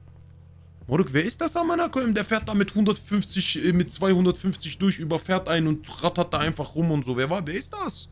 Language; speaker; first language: German; early bilingual, other home language; Turkish